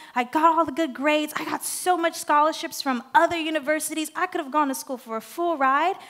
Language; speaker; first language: English; non-native, fluent; Haitian Creole